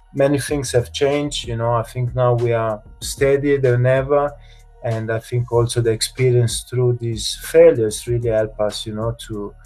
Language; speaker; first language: English; non-native, fluent; Italian